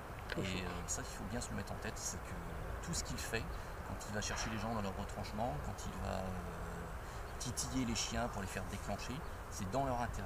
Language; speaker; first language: French; native; French